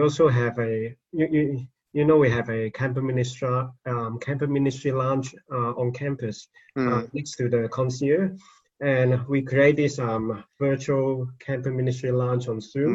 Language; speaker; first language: English; non-native, local second language; Cantonese